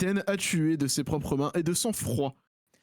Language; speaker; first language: French; native; French